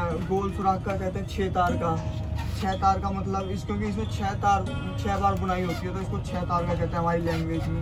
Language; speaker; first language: Hindi; native; Hindi